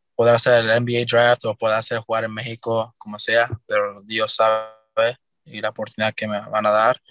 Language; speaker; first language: Spanish; early bilingual, heritage; Spanish